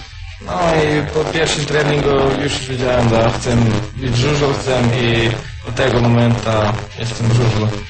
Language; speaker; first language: Polish; non-native, learner; Croatian